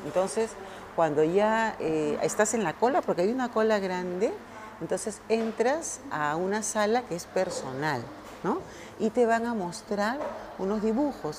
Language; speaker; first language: Spanish; native; Spanish